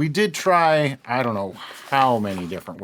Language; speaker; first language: English; native; English